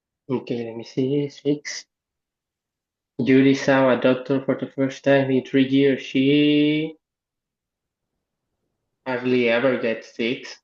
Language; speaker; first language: English; non-native, learner; Spanish